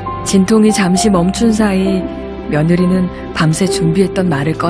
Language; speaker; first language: Korean; native; Korean